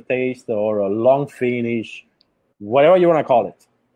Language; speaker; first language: English; non-native, fluent; Italian